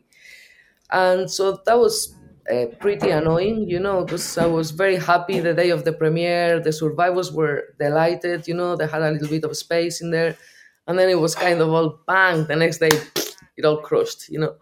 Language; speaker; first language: English; non-native, fluent; Spanish